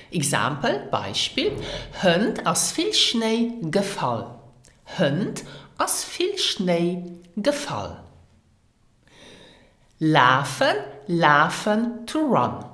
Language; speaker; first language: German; non-native, learner; English